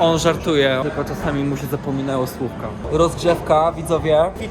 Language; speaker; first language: Polish; native; Polish